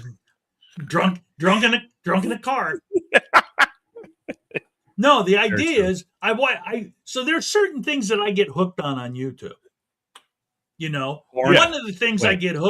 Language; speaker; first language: English; native; English